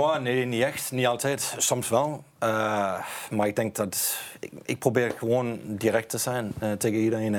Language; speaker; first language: Dutch; non-native, fluent; Danish